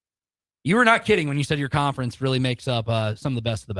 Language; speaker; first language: English; native; English